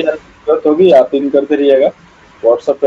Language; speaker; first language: Hindi; native; Hindi